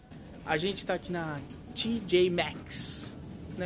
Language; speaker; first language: Portuguese; native; Portuguese